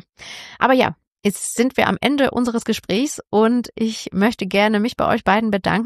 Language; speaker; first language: German; native; German